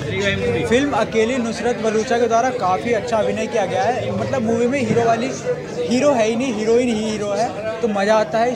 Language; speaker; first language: Hindi; native; Hindi